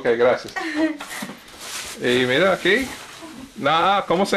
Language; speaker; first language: Spanish; non-native, learner; English